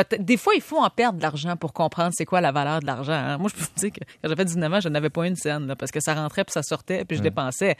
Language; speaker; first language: French; native; French